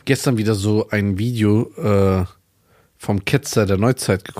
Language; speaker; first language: German; early bilingual, other home language; Persian